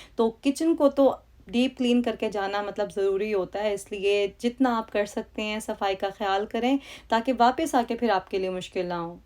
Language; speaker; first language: Urdu; native; Urdu